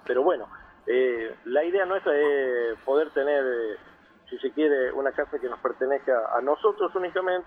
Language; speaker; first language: Spanish; native; Spanish